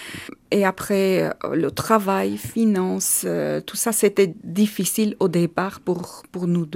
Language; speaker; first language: French; non-native, learner; Armenian